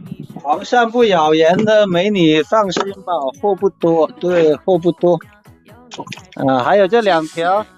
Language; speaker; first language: Chinese; native; Chinese